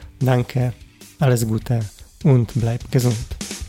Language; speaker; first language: German; non-native, learner; Polish